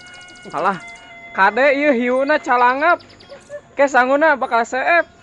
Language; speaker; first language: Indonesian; non-native, local second language; Sundanese